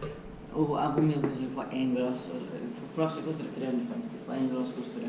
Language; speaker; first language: Norwegian; native; Norwegian